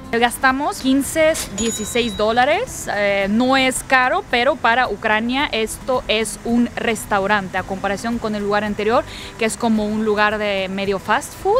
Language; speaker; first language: Spanish; non-native, fluent; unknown